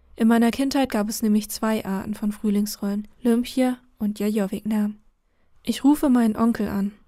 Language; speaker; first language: German; early bilingual, other home language; Vietnamese